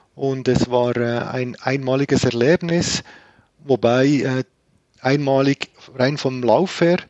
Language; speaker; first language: German; native; German